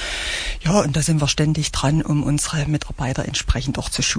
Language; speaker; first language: German; native; German